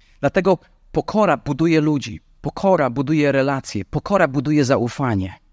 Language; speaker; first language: Polish; non-native, fluent; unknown